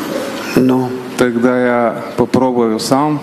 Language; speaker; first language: Russian; non-native, learner; Bulgarian